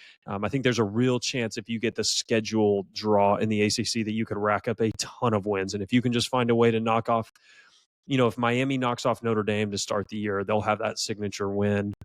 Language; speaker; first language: English; native; English